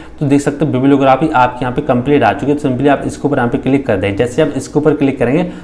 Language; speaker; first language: Hindi; native; Hindi